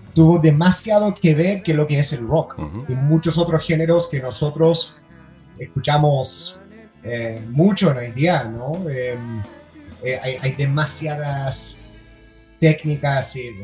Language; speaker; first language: Spanish; non-native, fluent; English